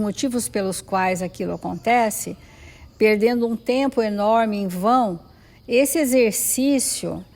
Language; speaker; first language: Portuguese; native; Portuguese